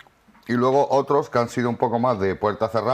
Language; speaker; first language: Spanish; native; Spanish